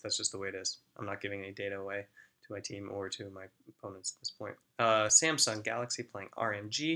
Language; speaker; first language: English; native; English